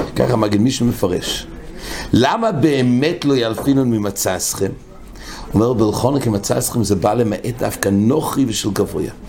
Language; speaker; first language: Hebrew; non-native, fluent; English